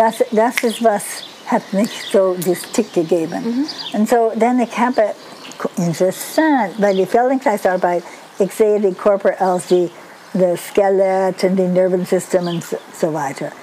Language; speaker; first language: German; non-native, learner; English